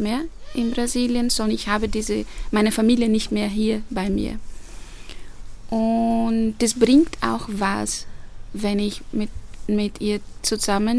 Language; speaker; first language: German; non-native, fluent; Portuguese